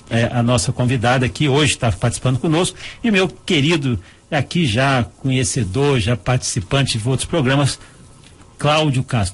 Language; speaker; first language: Portuguese; native; Portuguese